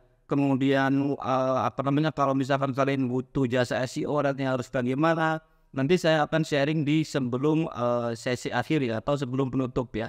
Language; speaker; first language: Indonesian; native; Indonesian